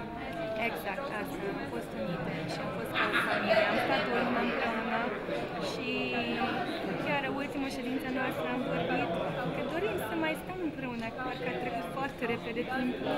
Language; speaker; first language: Romanian; non-native, local second language; Hungarian